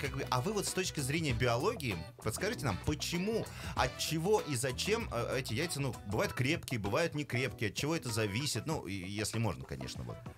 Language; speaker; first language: Russian; native; Russian